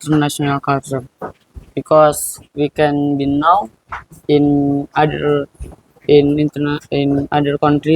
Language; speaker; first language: English; non-native, learner; Indonesian